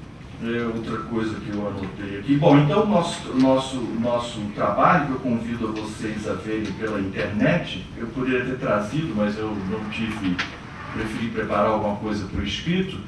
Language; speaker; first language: Portuguese; native; Portuguese